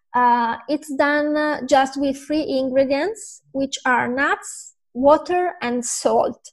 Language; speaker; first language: English; non-native, fluent; Italian